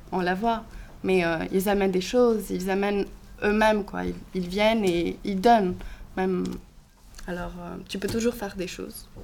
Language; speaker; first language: French; non-native, fluent; Greek